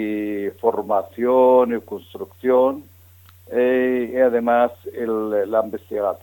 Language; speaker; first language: Spanish; non-native, fluent; Arabic